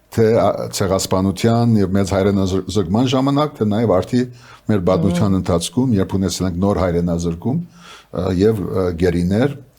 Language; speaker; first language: Armenian; early bilingual, heritage; Armenian